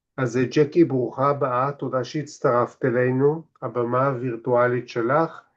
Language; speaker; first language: Hebrew; native; Hebrew